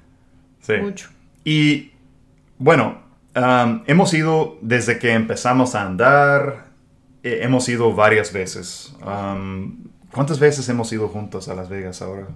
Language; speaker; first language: Spanish; non-native, fluent; English